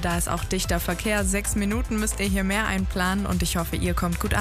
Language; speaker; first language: German; native; German